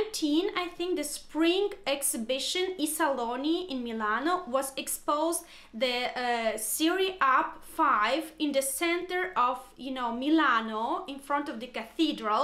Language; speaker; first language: English; non-native, fluent; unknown